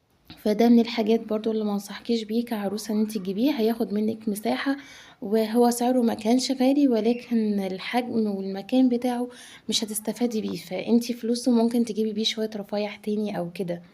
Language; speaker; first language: Arabic; native; Arabic